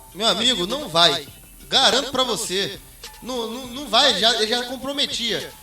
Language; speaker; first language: Portuguese; native; Portuguese